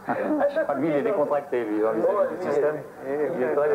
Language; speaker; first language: French; native; French